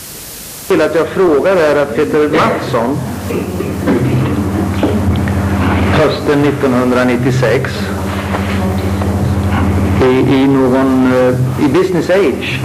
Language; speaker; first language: Swedish; native; Swedish